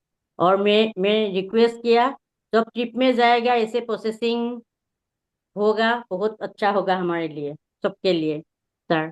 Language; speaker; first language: Hindi; non-native, local second language; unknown